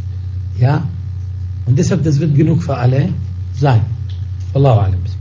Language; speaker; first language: German; non-native, fluent; Arabic